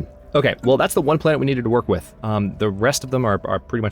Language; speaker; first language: English; native; English